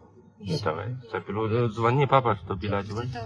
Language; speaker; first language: Russian; non-native, learner; Chinese